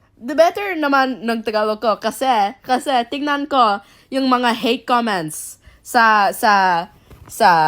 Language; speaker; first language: Filipino; non-native, learner; English